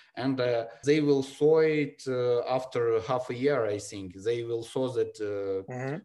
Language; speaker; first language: English; non-native, learner; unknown